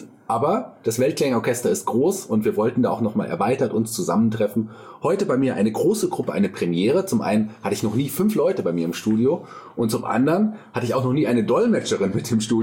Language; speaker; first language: German; native; German